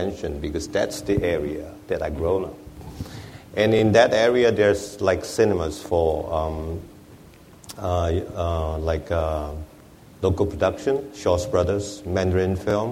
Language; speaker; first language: English; non-native, local second language; Wu Chinese